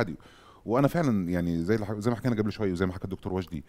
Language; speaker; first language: Arabic; native; Arabic